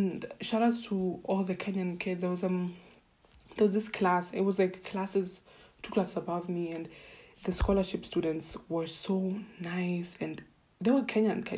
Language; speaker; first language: English; non-native, local second language; Swahili